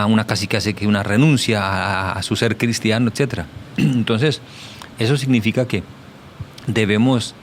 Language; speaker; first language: Spanish; native; Spanish